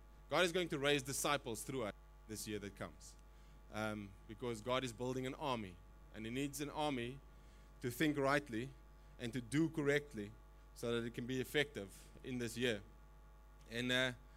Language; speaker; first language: English; non-native, local second language; Afrikaans